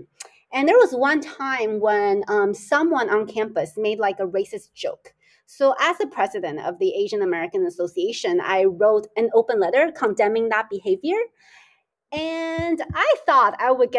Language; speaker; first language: English; native; English